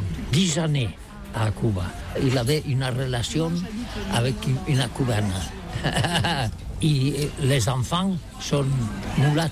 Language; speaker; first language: French; non-native, learner; Catalan